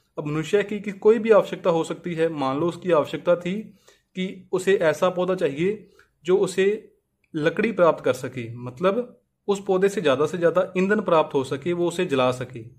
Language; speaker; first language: Hindi; native; Hindi